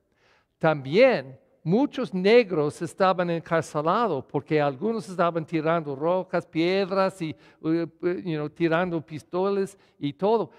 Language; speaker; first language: Spanish; non-native, fluent; English